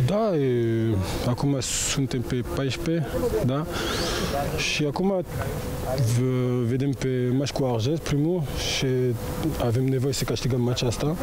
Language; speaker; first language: Romanian; non-native, learner; French